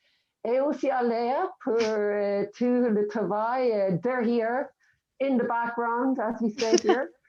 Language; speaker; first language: French; non-native, fluent; English